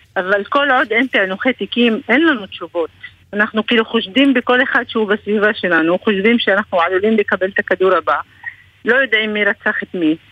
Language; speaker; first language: Hebrew; non-native, local second language; Arabic